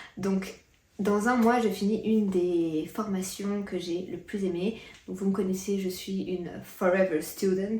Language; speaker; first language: French; early bilingual, other home language; Portuguese